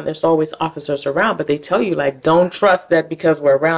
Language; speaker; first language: English; native; English